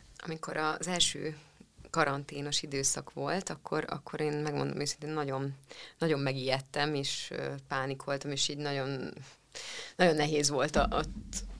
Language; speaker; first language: Hungarian; early bilingual, other home language; Russian